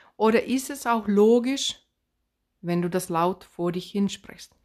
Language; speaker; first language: German; non-native, fluent; Finnish